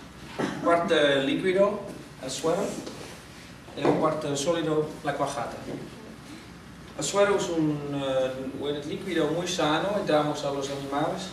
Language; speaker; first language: Spanish; non-native, fluent; Dutch